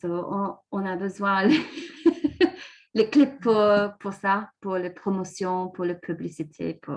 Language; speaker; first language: French; non-native, learner; English